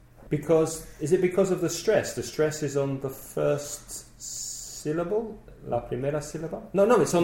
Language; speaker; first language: English; native; English